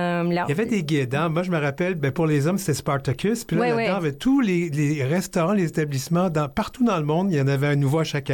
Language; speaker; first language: French; native; French